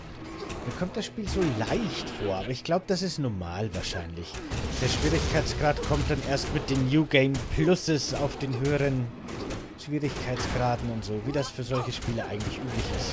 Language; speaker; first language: German; native; German